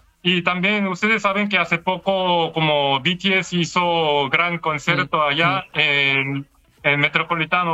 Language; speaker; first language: Spanish; non-native, fluent; Korean